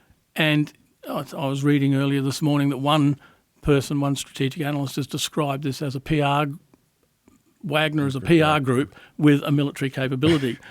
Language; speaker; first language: English; native; English